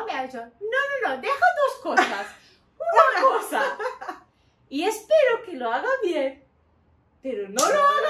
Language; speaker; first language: Spanish; non-native, learner; Turkish